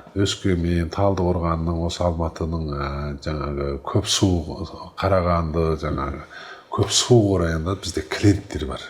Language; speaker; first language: Kazakh; native; Kazakh